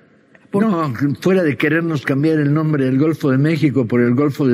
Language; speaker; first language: Spanish; native; Spanish